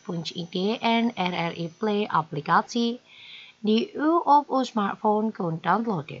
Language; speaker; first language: Dutch; non-native, fluent; Indonesian